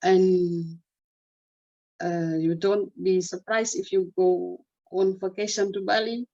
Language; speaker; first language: English; non-native, learner; Indonesian